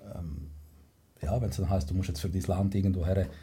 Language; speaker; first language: German; non-native, fluent; Spanish